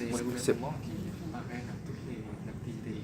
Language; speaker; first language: French; non-native, fluent; Vietnamese